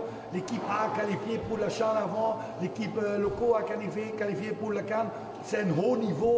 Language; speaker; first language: French; non-native, fluent; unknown